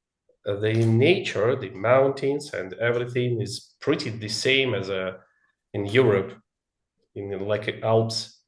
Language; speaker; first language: English; non-native, learner; Russian